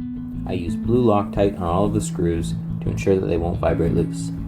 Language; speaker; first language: English; native; English